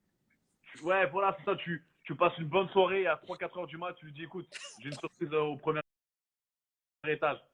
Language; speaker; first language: French; native; French